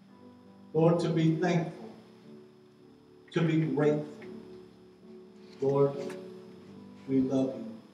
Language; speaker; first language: English; native; English